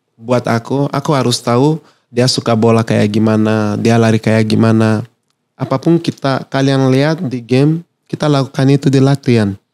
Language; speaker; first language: Indonesian; non-native, fluent; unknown